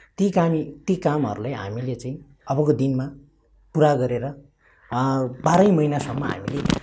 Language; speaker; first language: Nepali; non-native, local second language; Eastern Tamang